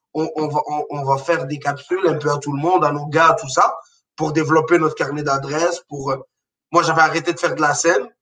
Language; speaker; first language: French; non-native, local second language; Arabic